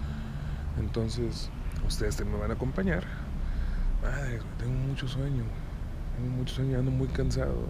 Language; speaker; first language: Spanish; native; Spanish